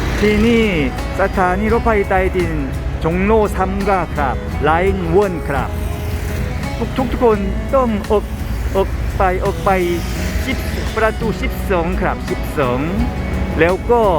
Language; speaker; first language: Thai; non-native, learner; Korean